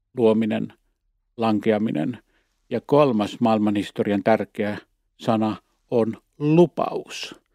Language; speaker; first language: Finnish; native; Finnish